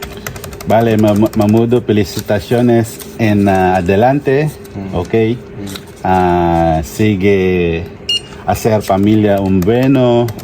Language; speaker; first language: Spanish; non-native, learner; Filipino